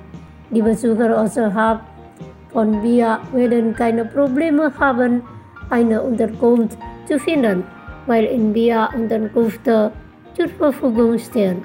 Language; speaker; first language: German; non-native, fluent; Indonesian